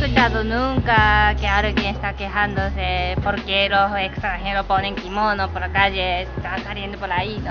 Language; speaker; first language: Spanish; non-native, learner; Japanese